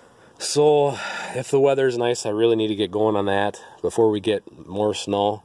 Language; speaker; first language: English; native; English